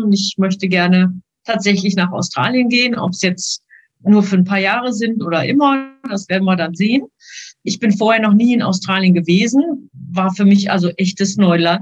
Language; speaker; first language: German; native; German